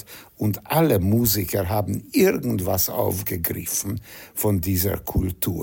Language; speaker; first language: German; non-native, fluent; Hungarian